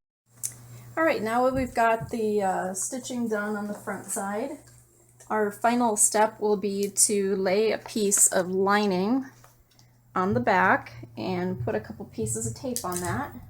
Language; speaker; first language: English; native; English